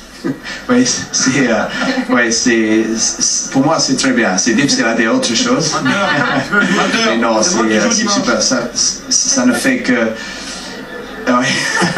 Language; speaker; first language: French; non-native, fluent; English